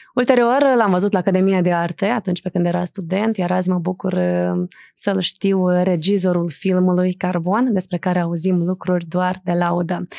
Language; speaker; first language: Romanian; native; Romanian